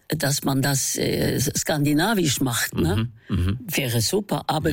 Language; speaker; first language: German; non-native, fluent; Norwegian